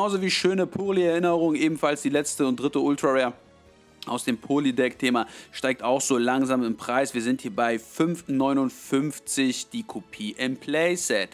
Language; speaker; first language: German; native; German